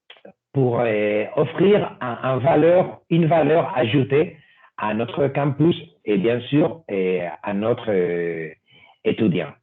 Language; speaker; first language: French; non-native, fluent; Spanish